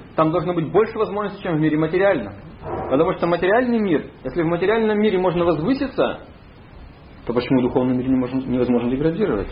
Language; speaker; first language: Russian; native; Russian